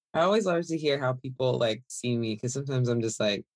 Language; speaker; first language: English; early bilingual, other home language; Yoruba